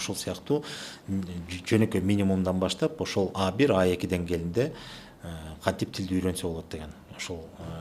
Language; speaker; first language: Kyrgyz; native; Kyrgyz